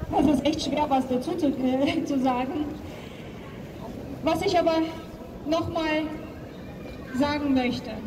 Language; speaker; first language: German; non-native, fluent; Ukrainian